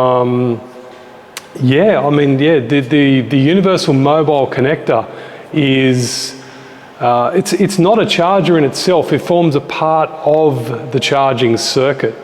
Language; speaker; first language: English; native; English